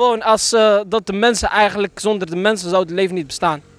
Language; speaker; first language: Dutch; native; Dutch